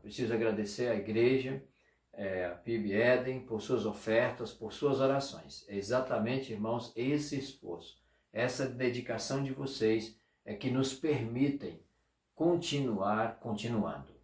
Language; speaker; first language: Portuguese; native; Portuguese